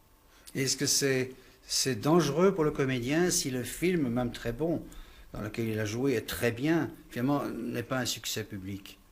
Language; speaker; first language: French; native; French